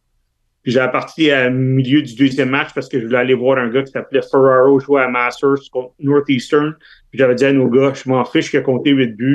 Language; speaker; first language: French; native; French